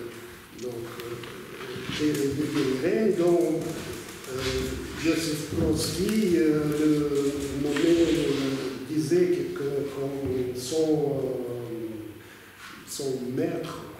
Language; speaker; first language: French; non-native, fluent; Russian